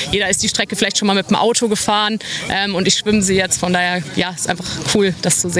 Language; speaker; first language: German; native; German